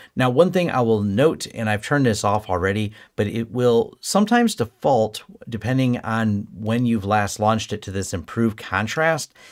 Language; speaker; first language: English; native; English